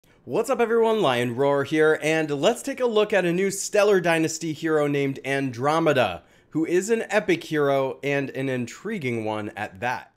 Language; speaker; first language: English; native; English